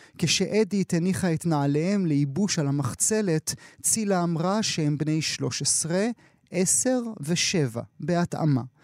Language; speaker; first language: Hebrew; native; Hebrew